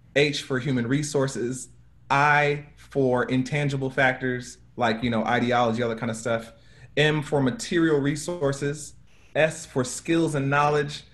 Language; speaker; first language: English; native; English